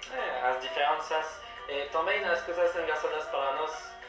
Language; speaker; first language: Portuguese; non-native, learner; French